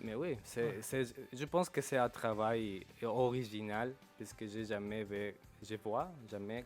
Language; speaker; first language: French; non-native, local second language; Spanish